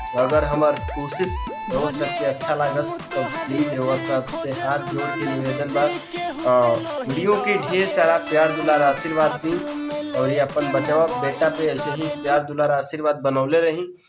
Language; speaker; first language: Bhojpuri; non-native, local second language; Awadhi